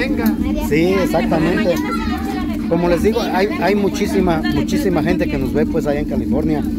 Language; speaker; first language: Spanish; native; Spanish